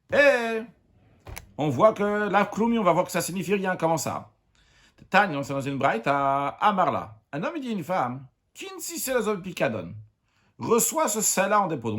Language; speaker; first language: French; native; French